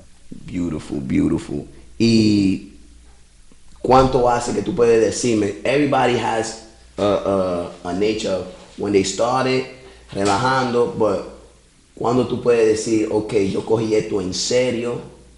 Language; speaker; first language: Spanish; early bilingual, heritage; Spanish